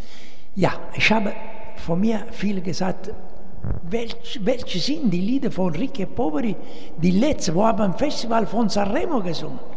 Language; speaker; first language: German; non-native, learner; Italian